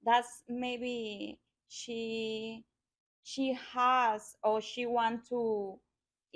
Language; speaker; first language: English; non-native, learner; Spanish